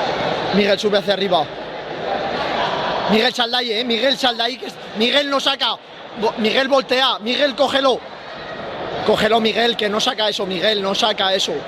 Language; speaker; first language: Spanish; native; Spanish